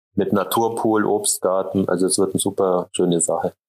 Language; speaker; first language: German; native; German